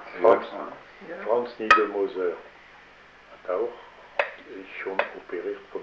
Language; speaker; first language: German; non-native, learner; French